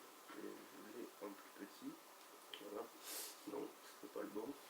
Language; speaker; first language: French; native; French